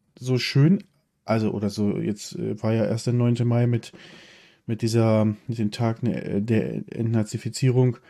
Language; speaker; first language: German; early bilingual, other home language; Polish